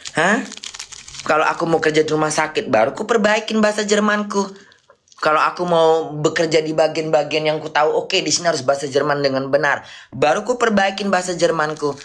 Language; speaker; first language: Indonesian; native; Indonesian